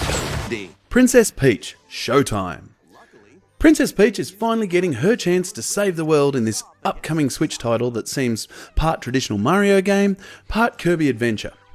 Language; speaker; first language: English; native; English